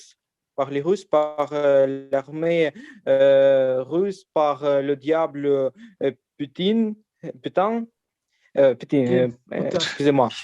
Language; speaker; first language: French; non-native, learner; Ukrainian